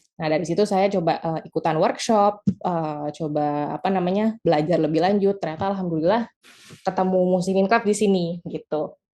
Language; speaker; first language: Indonesian; native; Indonesian